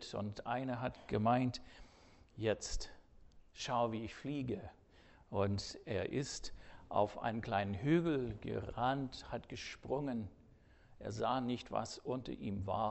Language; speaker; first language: German; non-native, fluent; English